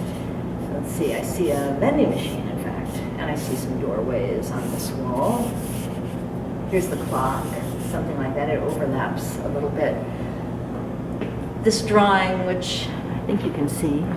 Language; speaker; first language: English; native; English